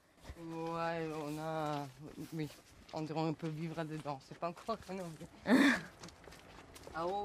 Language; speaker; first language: French; non-native, fluent; Italian